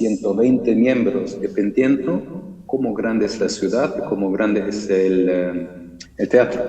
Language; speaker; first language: Spanish; early bilingual, heritage; German